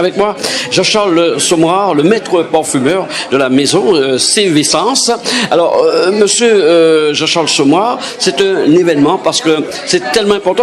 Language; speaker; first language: French; native; French